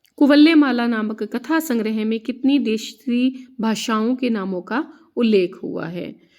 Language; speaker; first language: Hindi; native; Hindi